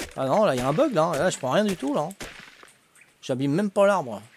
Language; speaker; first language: French; native; French